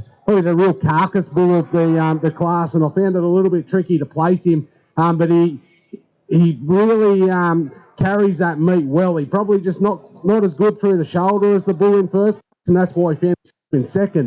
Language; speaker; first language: English; native; English